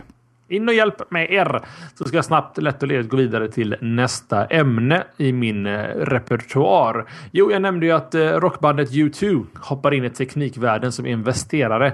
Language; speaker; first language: Swedish; native; Swedish